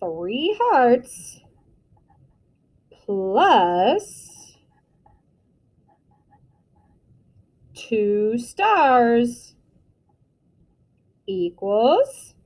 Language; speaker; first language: English; native; English